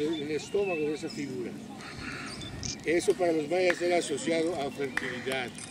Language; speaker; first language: Spanish; native; Spanish